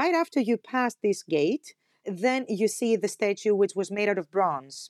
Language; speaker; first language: English; non-native, fluent; Greek